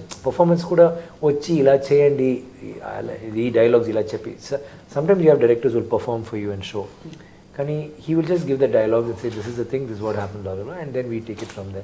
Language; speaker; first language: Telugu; non-native, learner; Tamil